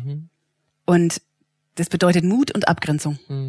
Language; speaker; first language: German; non-native, fluent; English